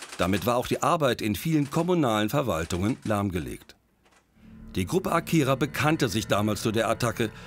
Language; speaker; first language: German; native; German